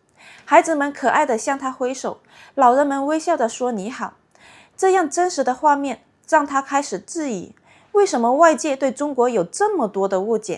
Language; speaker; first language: Chinese; native; Chinese